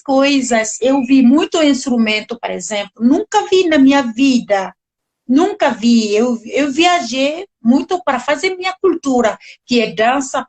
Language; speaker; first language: Portuguese; non-native, learner; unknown